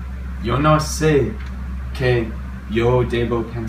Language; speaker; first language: Spanish; non-native, learner; English